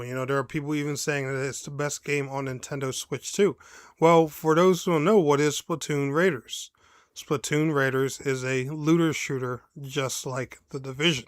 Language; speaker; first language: English; native; English